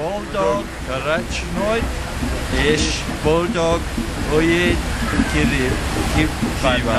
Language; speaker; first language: Hungarian; non-native, learner; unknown